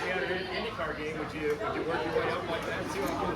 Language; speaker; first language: English; native; English